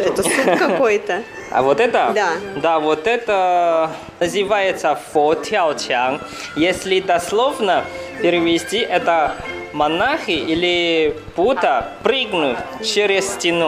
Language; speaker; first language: Russian; non-native, learner; Chinese